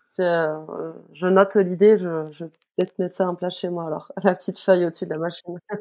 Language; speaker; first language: French; native; French